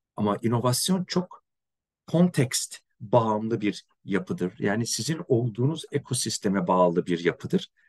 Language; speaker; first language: Turkish; native; Turkish